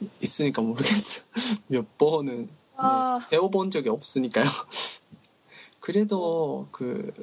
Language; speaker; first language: Korean; non-native, learner; Japanese